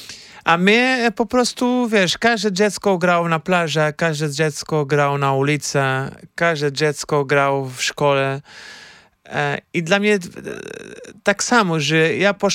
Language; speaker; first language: Polish; non-native, fluent; Portuguese